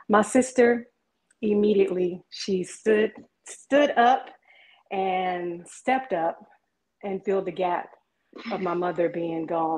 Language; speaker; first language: English; native; English